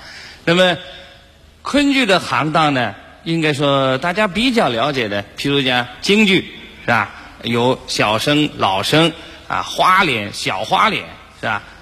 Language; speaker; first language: Chinese; native; Chinese